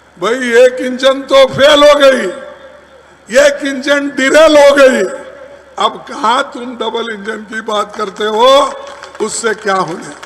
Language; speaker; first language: Hindi; non-native, local second language; Kannada